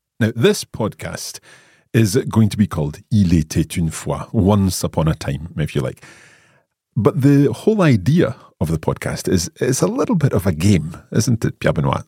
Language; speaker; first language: English; native; English